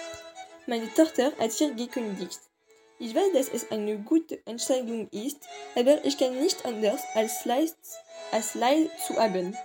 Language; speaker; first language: German; non-native, learner; French